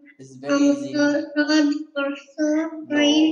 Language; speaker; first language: English; non-native, fluent; Bangla